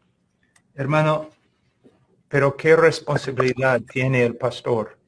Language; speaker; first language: Spanish; non-native, fluent; English